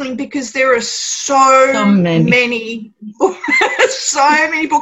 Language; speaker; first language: English; native; English